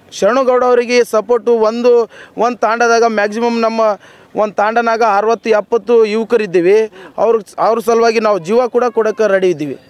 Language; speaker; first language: Kannada; non-native, local second language; Lambadi